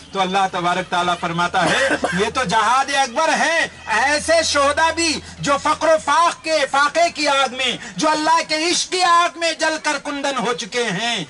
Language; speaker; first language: Urdu; native; Urdu